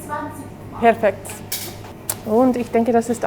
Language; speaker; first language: German; non-native, learner; Finnish